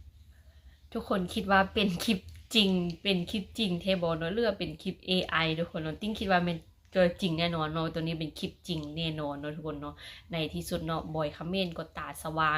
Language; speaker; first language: Thai; non-native, local second language; Lao